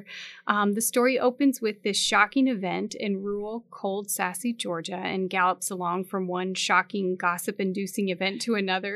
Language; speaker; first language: English; native; English